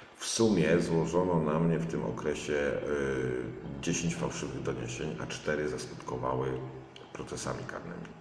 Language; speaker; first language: Polish; native; Polish